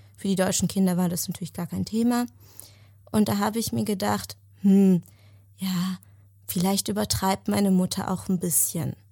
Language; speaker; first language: German; early bilingual, other home language; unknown